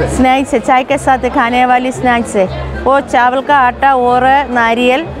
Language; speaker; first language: Hindi; non-native, local second language; Malayalam